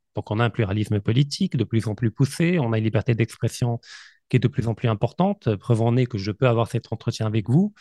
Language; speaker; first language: French; non-native, local second language; Arabic